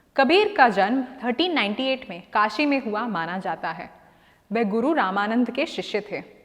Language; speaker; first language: Hindi; non-native, local second language; Malayalam